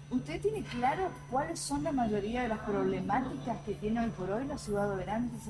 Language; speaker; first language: Spanish; native; Spanish